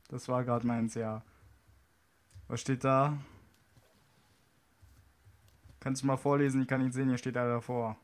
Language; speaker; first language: German; native; German